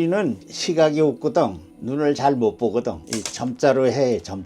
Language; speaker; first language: Korean; native; Korean